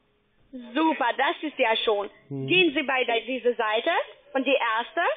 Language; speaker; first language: German; non-native, learner; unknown